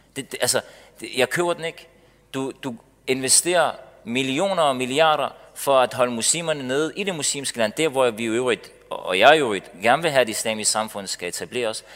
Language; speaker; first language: Danish; early bilingual, other home language; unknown